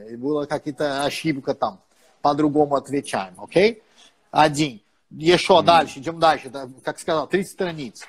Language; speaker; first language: Russian; non-native, fluent; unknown